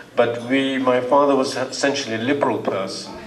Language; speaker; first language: English; native; English